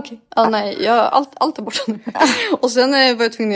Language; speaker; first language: Swedish; native; Swedish